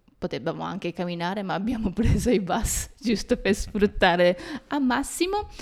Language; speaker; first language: Italian; non-native, fluent; Japanese